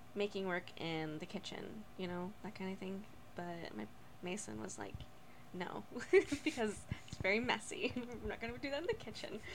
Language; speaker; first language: English; native; English